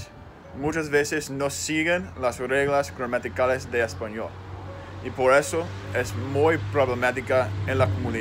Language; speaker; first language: Spanish; non-native, learner; English